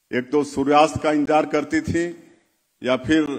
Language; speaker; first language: Hindi; native; Hindi